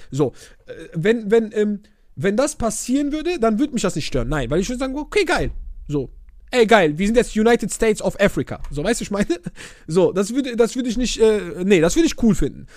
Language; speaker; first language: German; early bilingual, other home language; Arabic